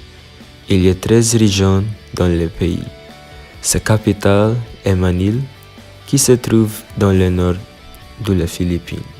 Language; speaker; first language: French; non-native, learner; Filipino